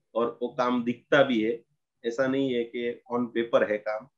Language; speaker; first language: Hindi; non-native, local second language; Gujarati